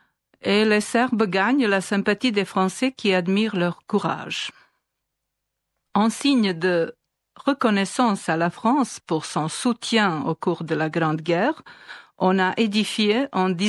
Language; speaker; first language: French; non-native, fluent; Serbian